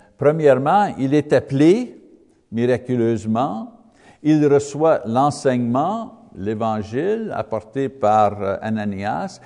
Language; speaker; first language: French; non-native, learner; English